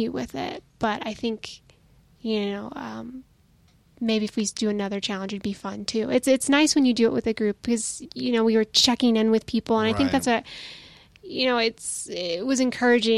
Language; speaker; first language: English; native; English